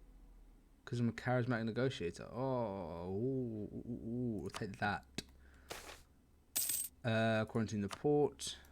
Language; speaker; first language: English; native; English